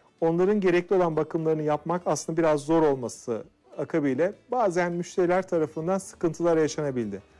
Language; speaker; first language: Turkish; native; Turkish